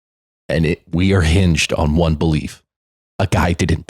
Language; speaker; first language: English; native; English